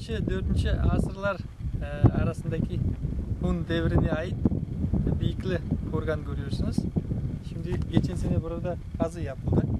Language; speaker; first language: Turkish; non-native, fluent; Kazakh